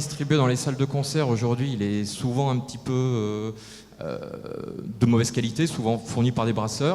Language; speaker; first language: French; native; French